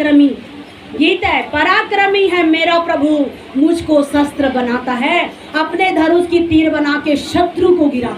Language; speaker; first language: Hindi; native; Hindi